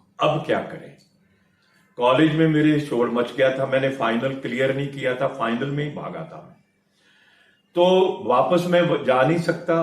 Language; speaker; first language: Hindi; native; Hindi